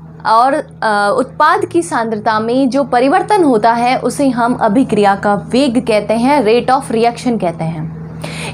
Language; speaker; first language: Hindi; native; Hindi